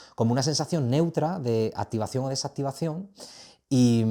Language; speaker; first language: Spanish; native; Spanish